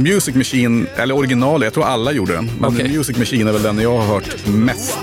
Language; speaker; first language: Swedish; native; Swedish